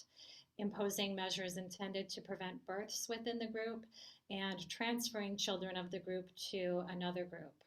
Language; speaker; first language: English; native; English